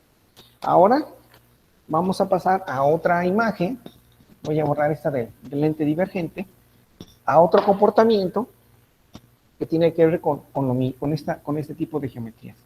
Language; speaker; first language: Spanish; native; Spanish